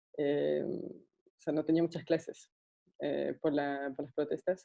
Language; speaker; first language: Spanish; non-native, fluent; French